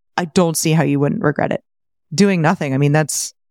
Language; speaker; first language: English; native; English